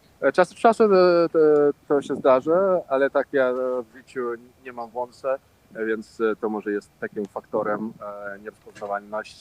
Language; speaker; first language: Polish; non-native, local second language; Russian